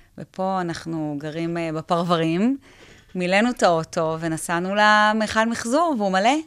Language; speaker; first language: Hebrew; native; Hebrew